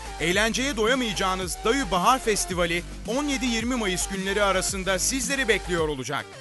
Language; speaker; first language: Turkish; native; Turkish